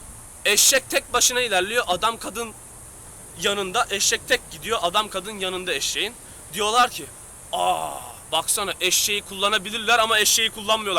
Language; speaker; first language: Turkish; native; Turkish